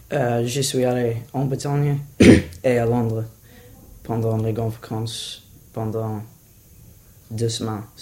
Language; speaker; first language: French; non-native, learner; English